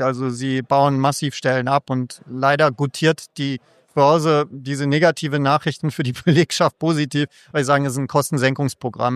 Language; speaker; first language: German; native; German